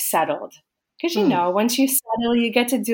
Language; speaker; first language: English; native; English